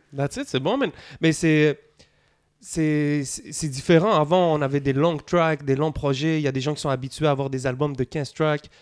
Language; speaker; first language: French; native; French